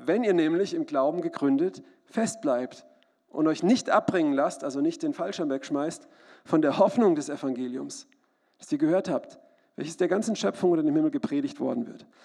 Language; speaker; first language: German; native; German